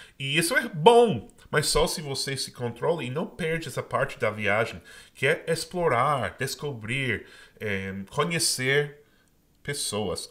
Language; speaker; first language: Portuguese; non-native, fluent; English